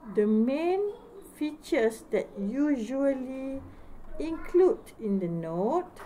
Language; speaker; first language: English; non-native, local second language; Malay